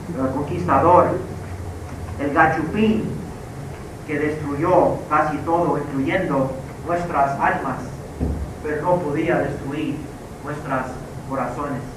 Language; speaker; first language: Spanish; early bilingual, heritage; Spanish